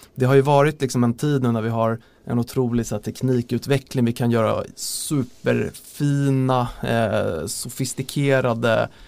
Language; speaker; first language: Swedish; native; Swedish